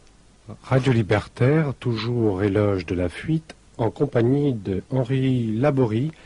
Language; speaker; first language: French; native; French